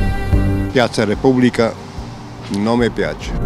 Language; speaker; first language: Italian; non-native, learner; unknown